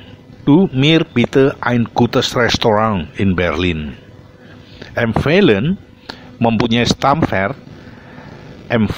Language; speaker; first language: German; non-native, fluent; Indonesian